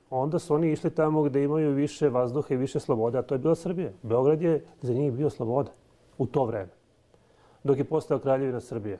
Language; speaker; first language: Serbian; native; Serbian